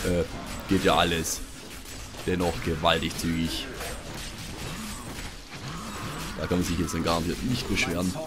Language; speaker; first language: German; native; German